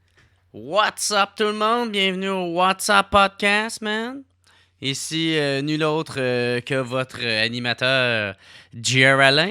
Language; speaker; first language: French; native; French